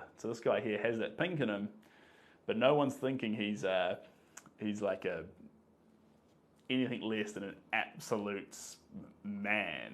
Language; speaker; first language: English; native; English